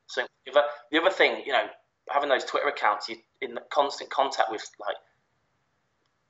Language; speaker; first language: English; native; English